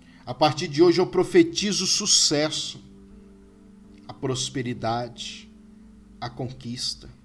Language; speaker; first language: Portuguese; native; Portuguese